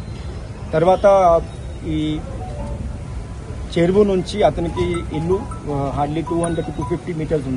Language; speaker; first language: Telugu; non-native, learner; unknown